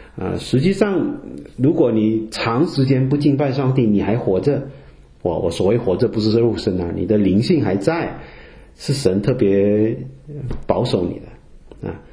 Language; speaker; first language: Chinese; native; Chinese